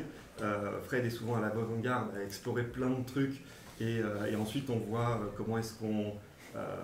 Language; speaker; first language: French; native; French